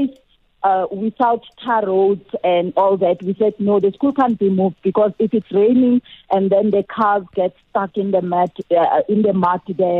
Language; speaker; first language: English; non-native, local second language; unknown